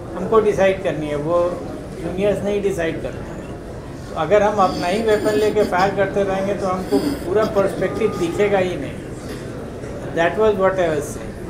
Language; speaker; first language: Hindi; native; Hindi